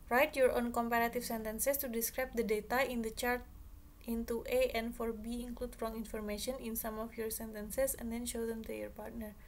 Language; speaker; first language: English; non-native, fluent; Javanese